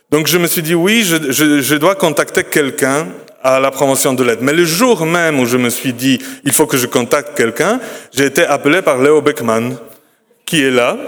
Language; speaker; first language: French; non-native, fluent; Polish